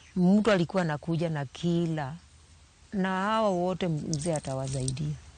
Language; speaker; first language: Swahili; non-native, local second language; Luo (Kenya and Tanzania)